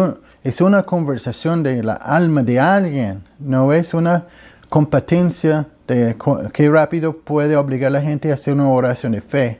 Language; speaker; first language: Spanish; non-native, learner; English